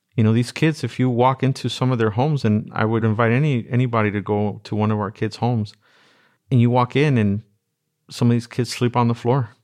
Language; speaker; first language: English; native; English